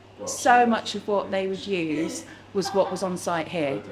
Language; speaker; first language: English; native; English